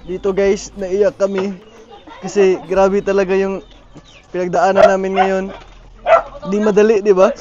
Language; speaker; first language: Filipino; non-native, local second language; Cebuano